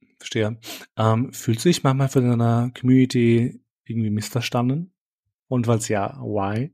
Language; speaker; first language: German; early bilingual, other home language; Albanian